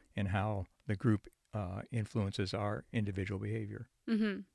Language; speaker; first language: English; native; English